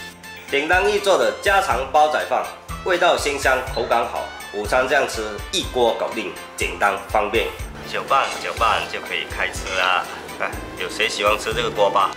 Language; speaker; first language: Chinese; non-native, local second language; Min Nan Chinese